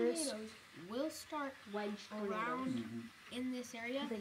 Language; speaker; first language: English; native; English